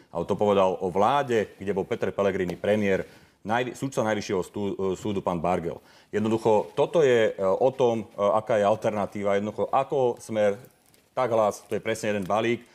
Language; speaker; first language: Slovak; native; Slovak